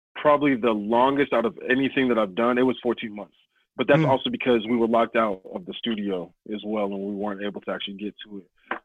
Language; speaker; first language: English; native; English